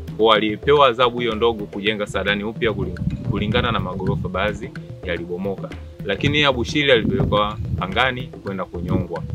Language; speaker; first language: Swahili; native; Swahili